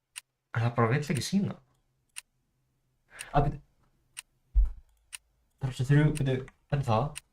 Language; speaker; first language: Icelandic; non-native, learner; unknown